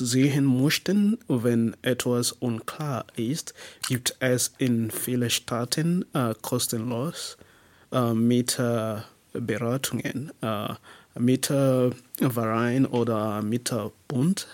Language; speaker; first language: German; non-native, learner; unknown